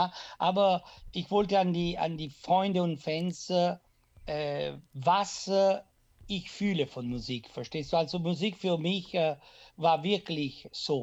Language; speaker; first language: German; non-native, fluent; Italian